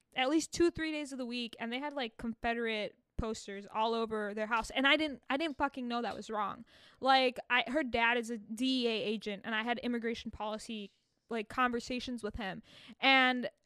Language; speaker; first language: English; early bilingual, other home language; Spanish